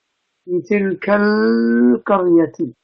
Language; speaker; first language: Arabic; non-native, fluent; English